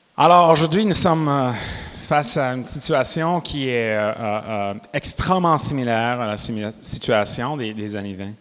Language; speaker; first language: French; non-native, local second language; English